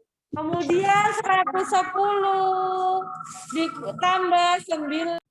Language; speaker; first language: Indonesian; native; Indonesian